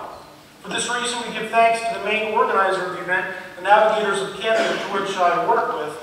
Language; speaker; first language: English; native; English